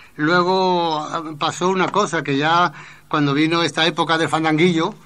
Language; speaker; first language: Spanish; native; Spanish